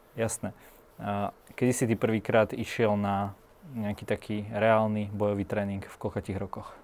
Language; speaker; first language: Slovak; native; Slovak